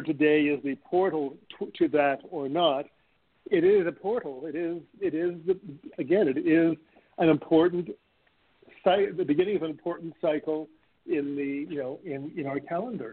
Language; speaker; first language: English; native; English